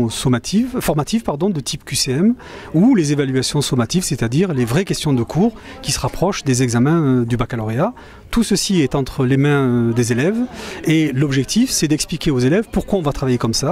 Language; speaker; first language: French; native; French